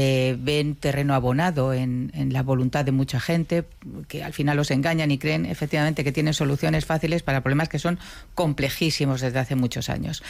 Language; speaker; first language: Spanish; native; Spanish